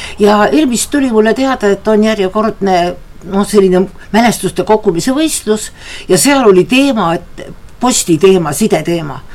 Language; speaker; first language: Estonian; native; Estonian